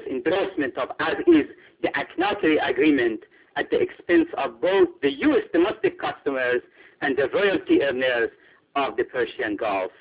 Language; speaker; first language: English; non-native, fluent; Persian